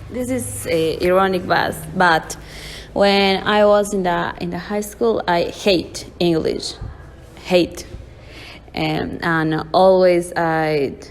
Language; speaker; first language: English; non-native, learner; Spanish